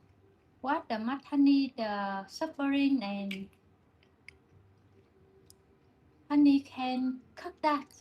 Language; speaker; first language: English; non-native, learner; Vietnamese